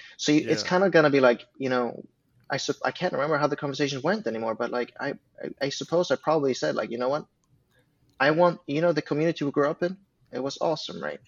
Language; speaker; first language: English; non-native, fluent; Swedish